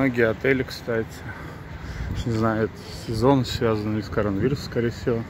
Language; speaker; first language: Russian; native; Russian